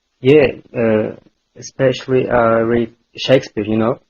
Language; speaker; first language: English; non-native, learner; Turkish